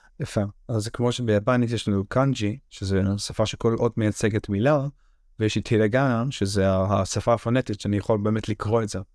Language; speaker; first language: Hebrew; native; Hebrew